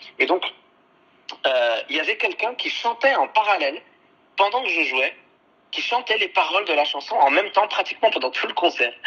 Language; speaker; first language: French; early bilingual, other home language; Arabic